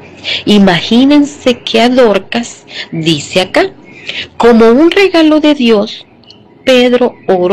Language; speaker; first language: Spanish; native; Spanish